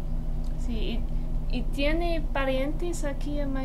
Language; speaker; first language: Spanish; non-native, learner; English